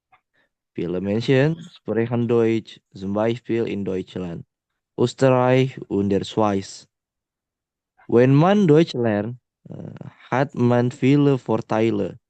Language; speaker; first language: German; non-native, learner; Indonesian